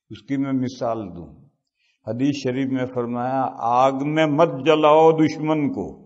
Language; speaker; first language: Urdu; non-native, local second language; Gujarati